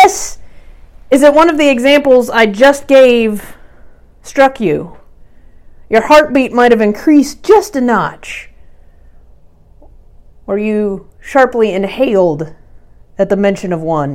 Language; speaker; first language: English; native; English